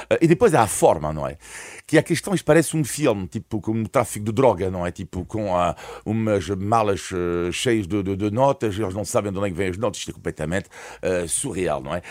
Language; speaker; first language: Portuguese; non-native, fluent; French